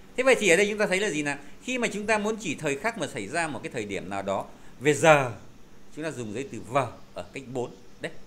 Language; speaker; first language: Vietnamese; native; Vietnamese